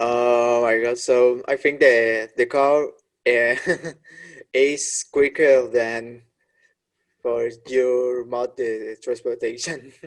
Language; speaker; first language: English; non-native, learner; Spanish